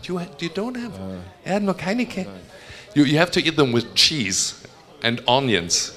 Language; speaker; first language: English; non-native, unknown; German